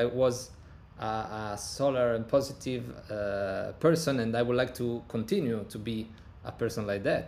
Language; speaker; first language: English; non-native, learner; Italian